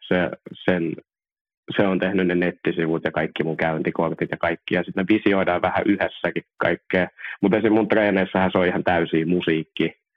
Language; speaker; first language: Finnish; early bilingual, other home language; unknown